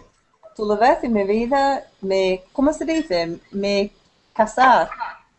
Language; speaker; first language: Spanish; non-native, learner; English